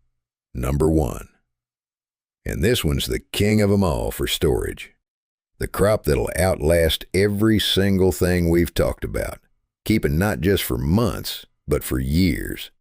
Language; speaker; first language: English; native; English